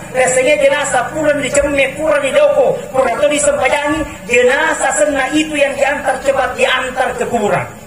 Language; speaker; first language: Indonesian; non-native, local second language; Buginese